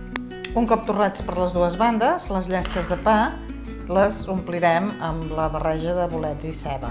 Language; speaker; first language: Catalan; native; Catalan